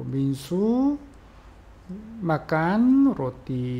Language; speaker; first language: Indonesian; non-native, fluent; Korean